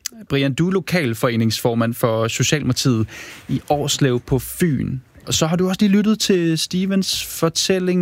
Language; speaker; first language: Danish; native; Danish